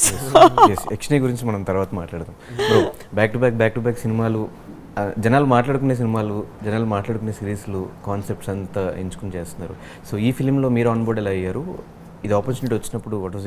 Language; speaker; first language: Telugu; native; Telugu